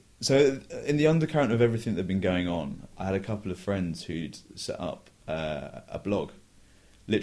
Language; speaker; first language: English; native; English